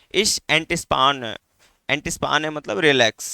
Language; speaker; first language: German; non-native, fluent; Hindi